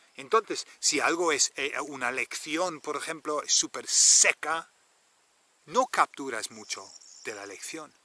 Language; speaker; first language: Spanish; non-native, fluent; English